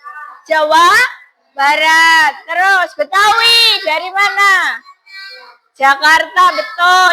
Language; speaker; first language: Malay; non-native, local second language; Javanese